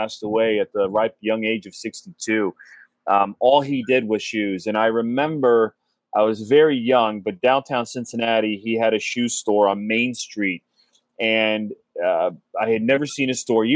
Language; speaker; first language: English; native; English